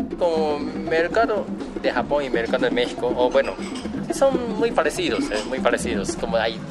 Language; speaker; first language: Spanish; non-native, fluent; Japanese